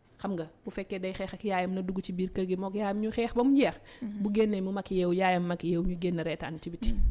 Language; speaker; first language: Wolof; non-native, local second language; Fula